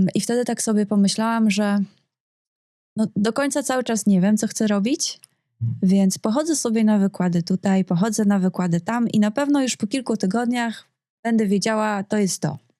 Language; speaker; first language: Polish; native; Polish